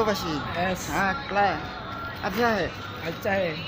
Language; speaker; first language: Hindi; non-native, local second language; Khasi